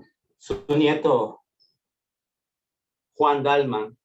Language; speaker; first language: Spanish; native; Spanish